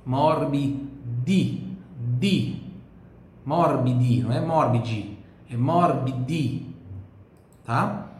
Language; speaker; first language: Italian; non-native, fluent; Portuguese